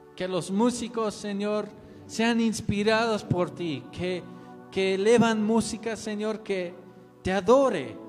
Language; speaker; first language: Spanish; non-native, fluent; English